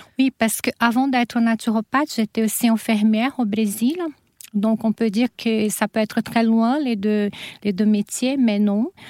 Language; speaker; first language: French; non-native, fluent; Portuguese